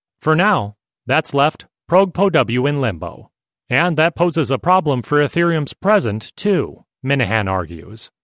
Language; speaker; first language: English; native; English